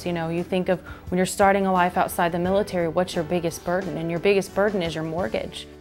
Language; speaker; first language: English; native; English